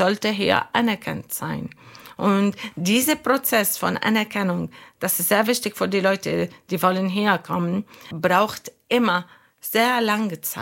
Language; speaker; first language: German; non-native, learner; Arabic